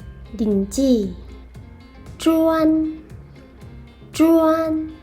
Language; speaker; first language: Chinese; non-native, learner; Lao